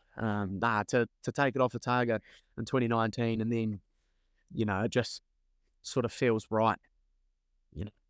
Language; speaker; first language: English; native; English